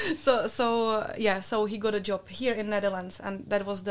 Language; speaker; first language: English; non-native, fluent; Czech